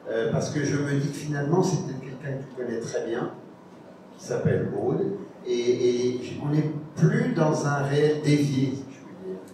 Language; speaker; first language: French; native; French